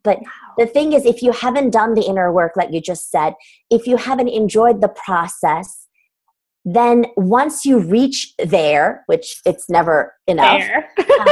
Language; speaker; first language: English; non-native, fluent; Turkish